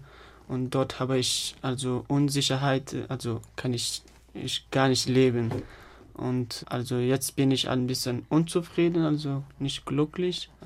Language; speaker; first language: German; non-native, fluent; Pashto